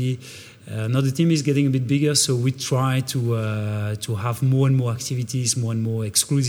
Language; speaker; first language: English; non-native, fluent; French